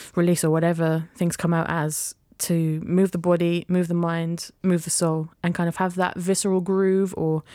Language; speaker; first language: English; native; English